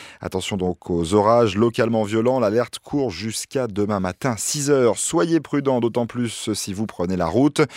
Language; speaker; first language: French; native; French